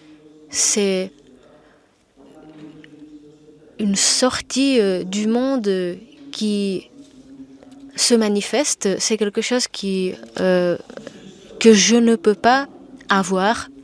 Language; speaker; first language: French; non-native, fluent; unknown